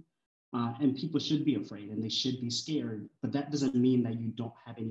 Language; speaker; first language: English; early bilingual, other home language; Swahili